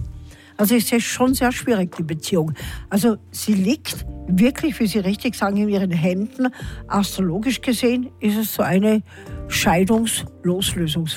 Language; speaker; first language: German; native; German